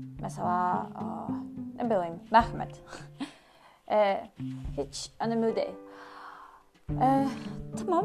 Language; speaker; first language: Turkish; non-native, learner; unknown